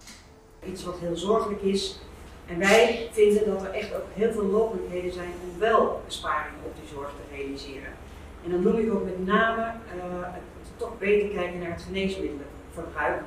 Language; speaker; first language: Dutch; non-native, local second language; Papiamento